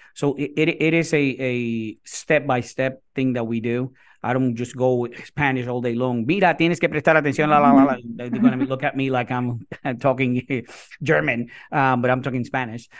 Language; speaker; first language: English; non-native, fluent; Spanish